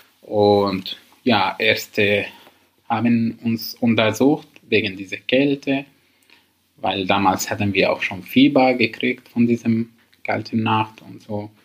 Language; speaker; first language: German; non-native, learner; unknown